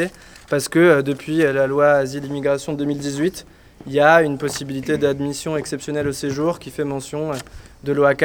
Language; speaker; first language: French; native; French